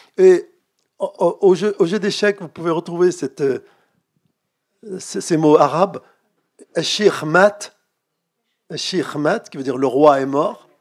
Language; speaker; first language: French; native; French